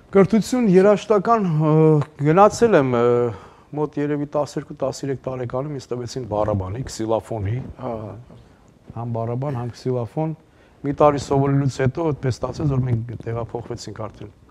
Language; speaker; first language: Armenian; native; Armenian